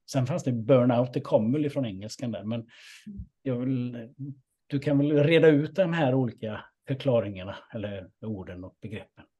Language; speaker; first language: Swedish; native; Swedish